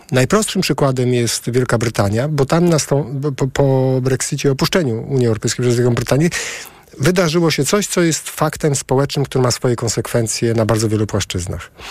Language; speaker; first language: Polish; native; Polish